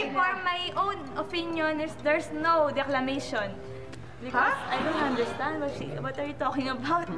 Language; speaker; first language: English; non-native, learner; Filipino